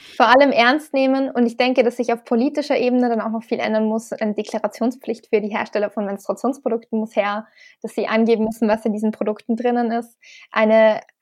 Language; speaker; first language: German; native; German